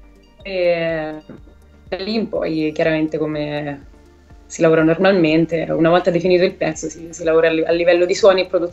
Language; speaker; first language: Italian; native; Italian